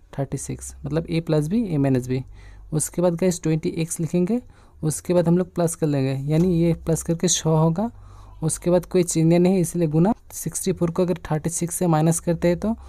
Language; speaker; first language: Hindi; non-native, local second language; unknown